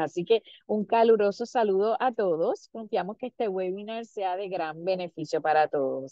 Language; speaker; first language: Spanish; native; Spanish